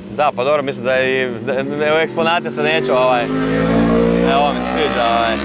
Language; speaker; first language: Serbian; native; Serbian